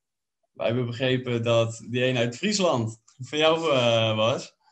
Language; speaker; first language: Dutch; native; Dutch